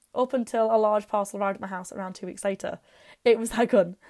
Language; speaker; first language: English; native; English